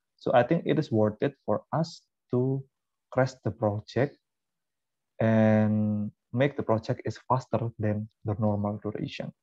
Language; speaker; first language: English; non-native, fluent; Indonesian